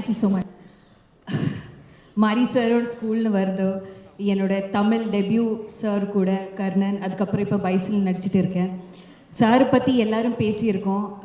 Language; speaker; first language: Tamil; non-native, fluent; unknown